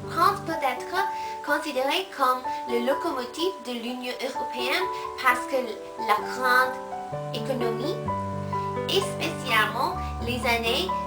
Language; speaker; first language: French; non-native, learner; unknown